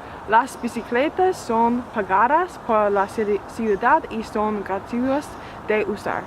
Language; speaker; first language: Spanish; non-native, fluent; English